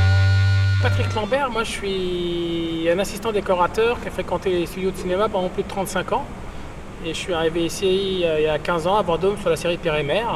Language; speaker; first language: French; native; French